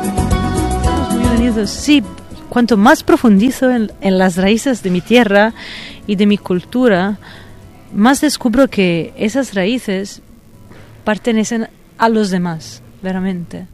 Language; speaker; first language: Spanish; non-native, fluent; Italian